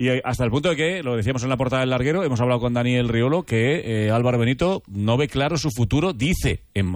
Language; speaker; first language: Spanish; native; Spanish